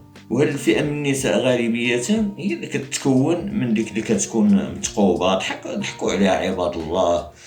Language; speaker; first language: Arabic; native; Arabic